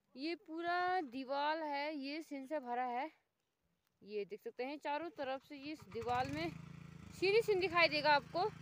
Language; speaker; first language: Hindi; native; Hindi